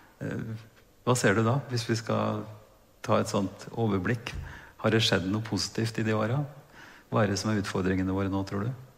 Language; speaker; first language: Norwegian; native; Norwegian